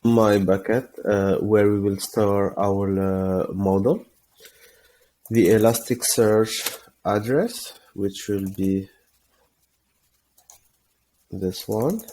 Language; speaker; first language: English; non-native, fluent; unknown